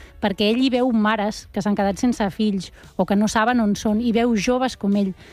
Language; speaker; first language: Catalan; native; Catalan